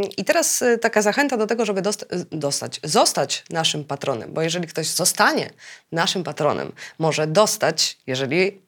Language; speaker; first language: Polish; native; Polish